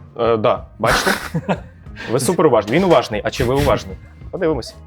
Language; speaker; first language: Ukrainian; native; Ukrainian